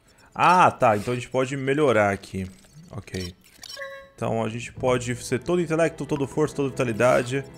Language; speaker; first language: Portuguese; native; Portuguese